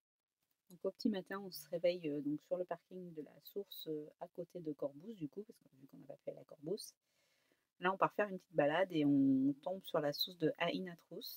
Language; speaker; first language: French; native; French